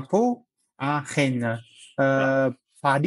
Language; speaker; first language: French; non-native, learner; Chinese